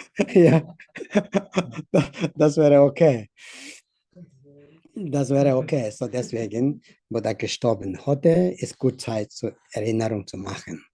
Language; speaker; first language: German; non-native, learner; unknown